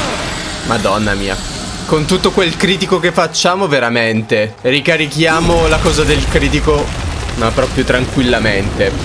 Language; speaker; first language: Italian; native; Italian